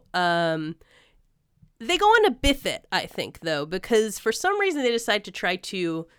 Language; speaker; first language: English; native; English